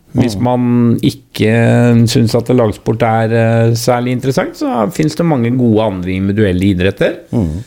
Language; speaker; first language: Norwegian; native; Norwegian